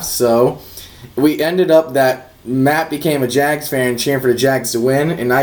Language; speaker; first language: English; native; English